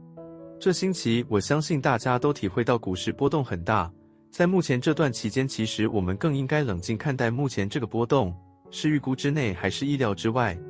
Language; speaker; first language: Chinese; native; Chinese